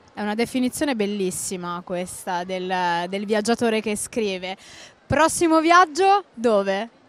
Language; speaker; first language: Italian; native; Italian